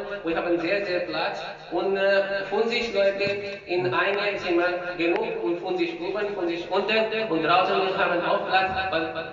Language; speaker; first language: German; non-native, learner; Urdu